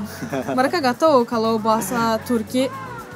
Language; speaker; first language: Indonesian; non-native, fluent; Turkish